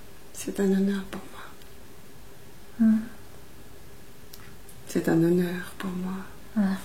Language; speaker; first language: French; native; French